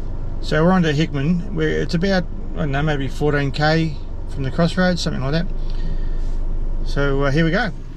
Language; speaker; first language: English; native; English